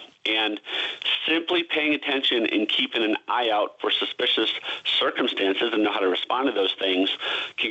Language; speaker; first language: English; native; English